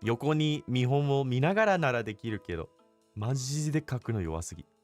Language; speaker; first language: Japanese; non-native, fluent; English